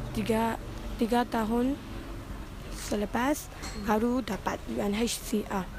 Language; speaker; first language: Malay; early bilingual, other home language; Rohingya